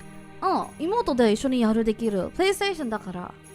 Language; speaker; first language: Japanese; non-native, learner; English